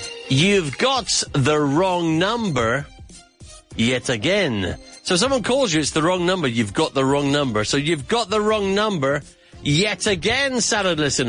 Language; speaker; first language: English; native; English